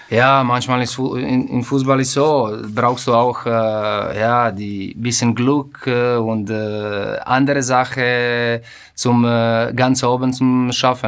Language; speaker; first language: German; non-native, fluent; Croatian